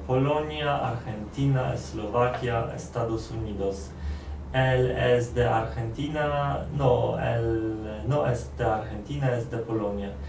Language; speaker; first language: Spanish; non-native, learner; Polish